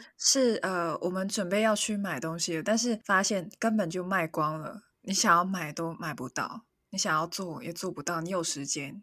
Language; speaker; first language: Chinese; non-native, local second language; Cantonese